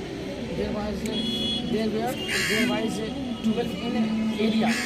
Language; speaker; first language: English; non-native, learner; Hindi